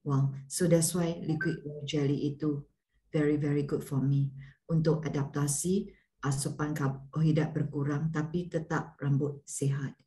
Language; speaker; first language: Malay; non-native, local second language; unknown